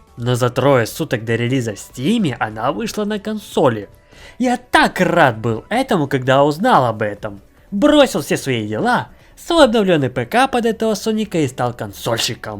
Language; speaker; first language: Russian; native; Russian